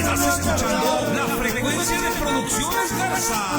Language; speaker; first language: Spanish; native; Spanish